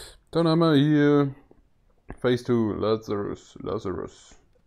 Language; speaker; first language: German; native; German